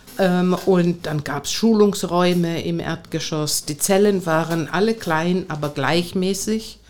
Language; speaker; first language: German; non-native, fluent; Greek